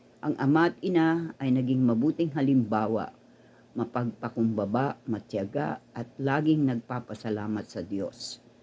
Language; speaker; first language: Filipino; native; Filipino